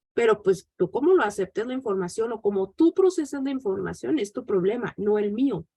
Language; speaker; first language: Spanish; native; Spanish